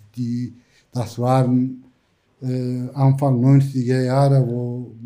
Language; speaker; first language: German; non-native, fluent; Turkish